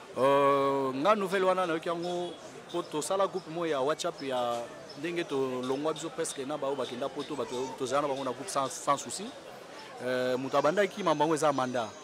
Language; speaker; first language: Lingala; native; Lingala